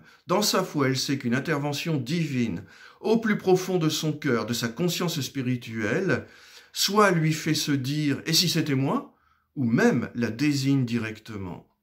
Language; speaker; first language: French; native; French